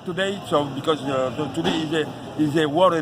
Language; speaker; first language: English; non-native, learner; Haitian Creole